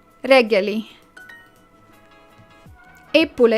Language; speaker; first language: Hungarian; non-native, learner; English